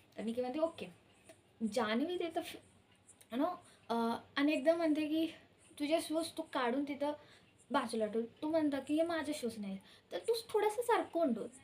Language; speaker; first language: Marathi; early bilingual, heritage; Marathi